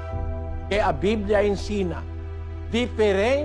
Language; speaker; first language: Portuguese; non-native, local second language; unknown